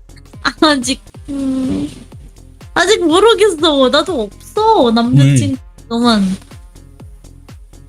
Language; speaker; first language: Korean; non-native, learner; Indonesian